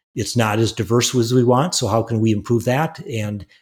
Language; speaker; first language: English; native; English